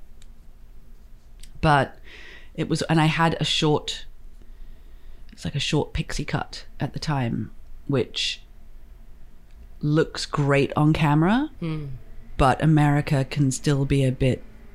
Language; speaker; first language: English; native; English